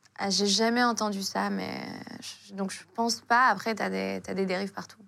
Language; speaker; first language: French; non-native, local second language; Arabic